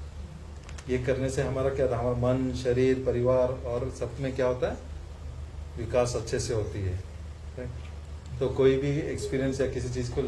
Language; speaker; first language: Hindi; native; Hindi